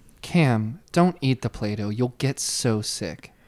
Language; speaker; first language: English; native; English